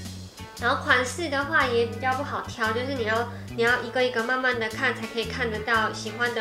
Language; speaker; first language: Chinese; native; Chinese